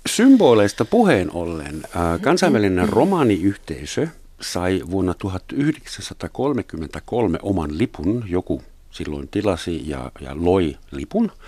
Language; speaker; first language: Finnish; non-native, fluent; German